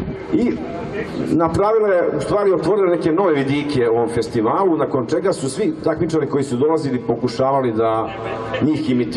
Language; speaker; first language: Bosnian; native; Bosnian